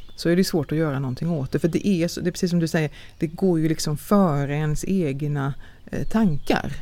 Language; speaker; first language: Swedish; native; Swedish